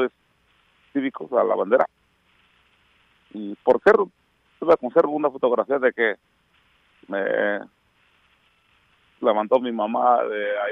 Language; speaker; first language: Spanish; non-native, local second language; Mixtepec Mixtec